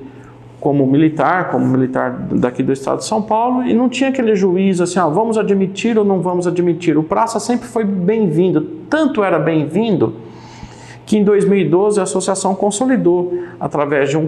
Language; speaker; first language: Portuguese; native; Portuguese